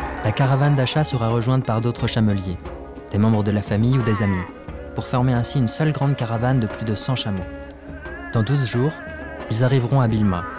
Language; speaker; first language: French; native; French